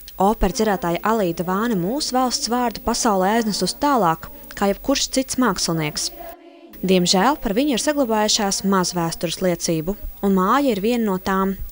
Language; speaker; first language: Latvian; native; Latvian